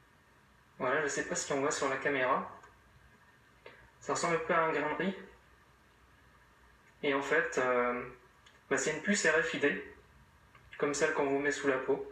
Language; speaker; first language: French; native; French